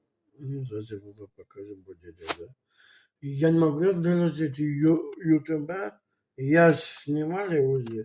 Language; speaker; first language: Russian; non-native, local second language; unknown